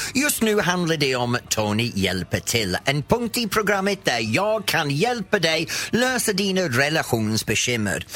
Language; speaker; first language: Swedish; non-native, fluent; English